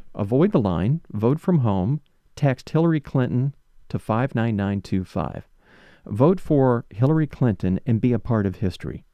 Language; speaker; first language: English; native; English